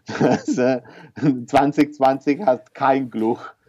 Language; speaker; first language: German; non-native, learner; Italian